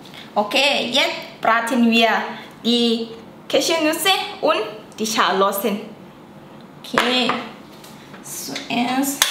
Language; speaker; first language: German; non-native, learner; Thai